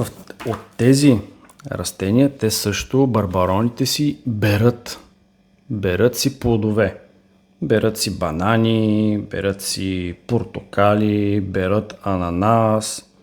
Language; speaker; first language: Bulgarian; native; Bulgarian